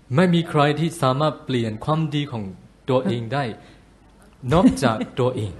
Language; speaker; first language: Thai; non-native, learner; Burmese